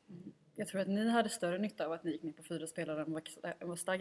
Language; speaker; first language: Swedish; native; Swedish